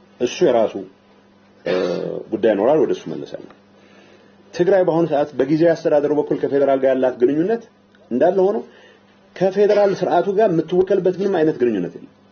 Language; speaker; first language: Amharic; non-native, local second language; Tigrinya